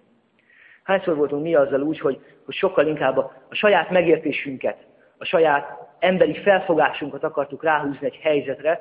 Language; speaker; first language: Hungarian; native; Hungarian